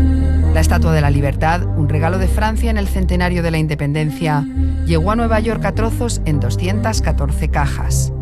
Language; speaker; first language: Spanish; native; Spanish